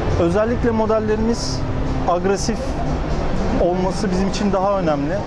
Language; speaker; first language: Turkish; early bilingual, heritage; Turkish